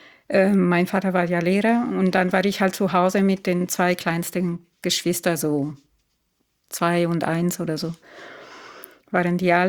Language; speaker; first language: German; non-native, fluent; Italian